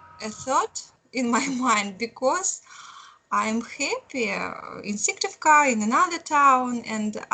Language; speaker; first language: English; non-native, learner; Russian